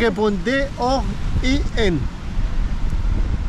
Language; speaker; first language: Spanish; non-native, learner; English